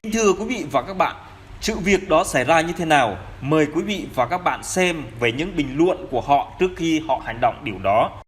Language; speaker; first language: Vietnamese; non-native, local second language; Jarai